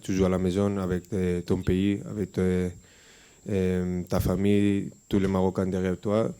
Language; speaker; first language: French; non-native, fluent; Spanish